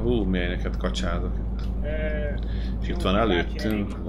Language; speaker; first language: Hungarian; native; Hungarian